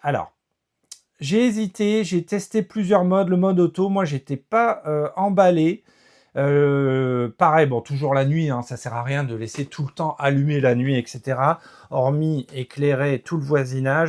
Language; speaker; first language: French; native; French